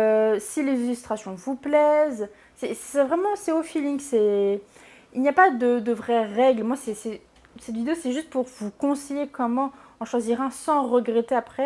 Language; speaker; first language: French; native; French